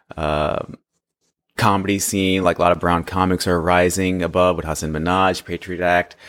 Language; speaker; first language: English; early bilingual, other home language; Hindi